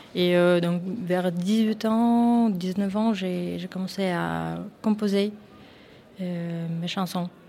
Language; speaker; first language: French; non-native, fluent; Russian